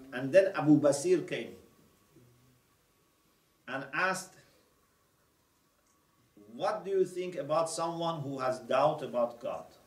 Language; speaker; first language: English; non-native, fluent; Persian